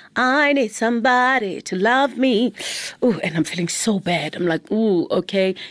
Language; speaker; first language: English; non-native, local second language; Zulu